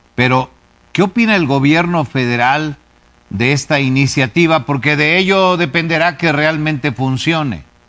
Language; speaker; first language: Spanish; native; Spanish